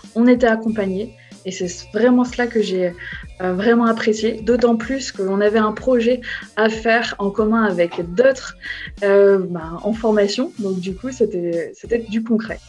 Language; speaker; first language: French; native; French